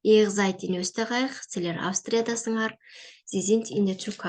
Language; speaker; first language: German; non-native, learner; Kyrgyz